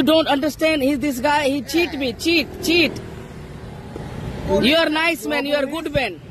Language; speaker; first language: English; non-native, learner; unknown